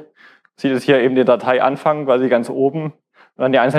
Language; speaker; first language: German; native; German